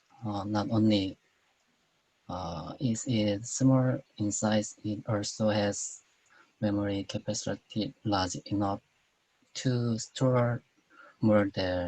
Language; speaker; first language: English; non-native, learner; Korean